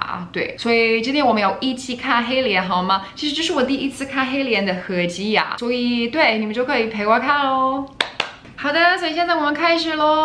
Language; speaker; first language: Chinese; non-native, fluent; English